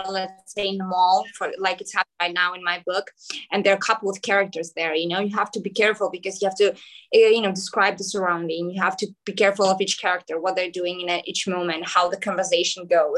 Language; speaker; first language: English; non-native, fluent; Macedonian